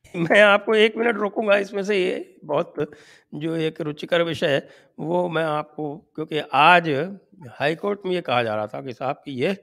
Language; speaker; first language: Hindi; native; Hindi